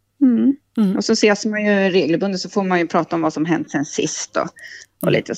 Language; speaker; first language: Swedish; native; Swedish